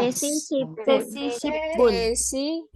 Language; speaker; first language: Korean; non-native, learner; Indonesian